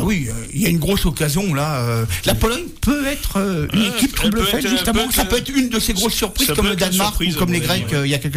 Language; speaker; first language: French; native; French